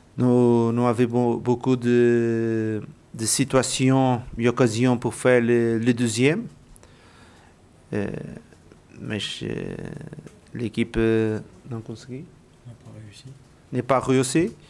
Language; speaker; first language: French; non-native, learner; Portuguese